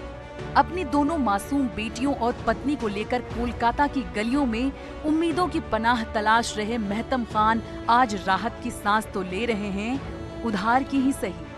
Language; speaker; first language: Hindi; native; Hindi